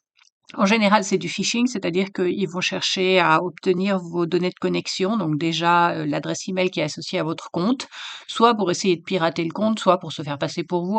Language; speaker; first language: French; native; French